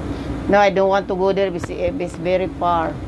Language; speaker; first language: English; non-native, learner; Cebuano